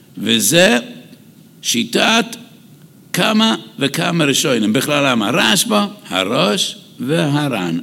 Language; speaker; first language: Hebrew; non-native, fluent; English